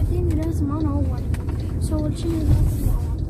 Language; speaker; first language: Arabic; native; Arabic